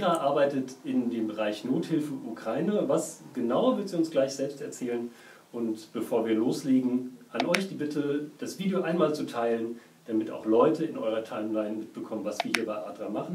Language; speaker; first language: German; native; German